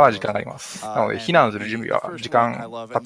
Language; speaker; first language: Japanese; native; Japanese